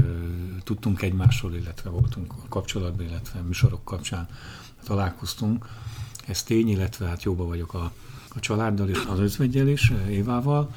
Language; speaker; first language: Hungarian; native; Hungarian